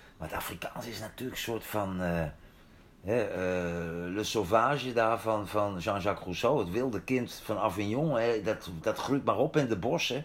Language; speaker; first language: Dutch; native; Dutch